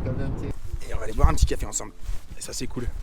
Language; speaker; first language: French; native; French